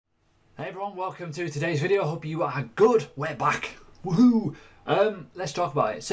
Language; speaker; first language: English; native; English